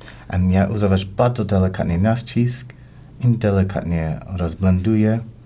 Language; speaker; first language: Polish; non-native, learner; English